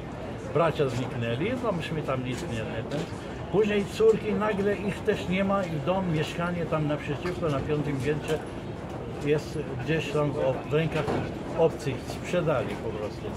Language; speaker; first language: Polish; non-native, fluent; Arabic